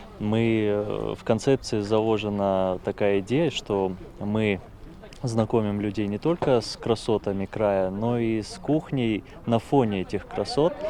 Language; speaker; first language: Russian; native; Russian